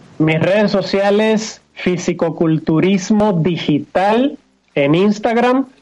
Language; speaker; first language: Spanish; native; Spanish